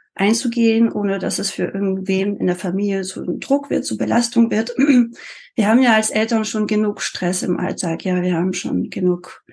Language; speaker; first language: German; non-native, fluent; French